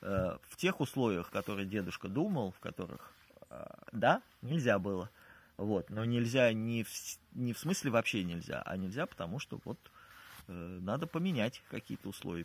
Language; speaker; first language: Russian; native; Russian